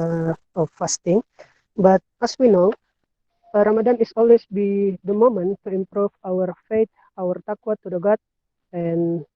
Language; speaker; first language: English; non-native, learner; Indonesian